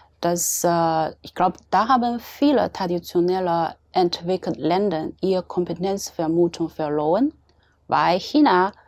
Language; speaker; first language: German; non-native, fluent; Chinese